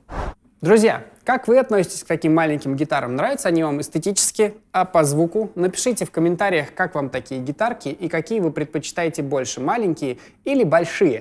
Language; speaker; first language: Russian; native; Russian